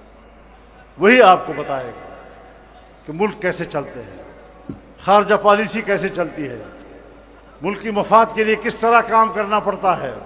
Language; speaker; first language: Urdu; non-native, local second language; Pashto